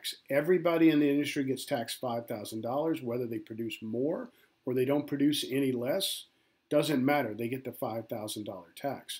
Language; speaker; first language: English; native; English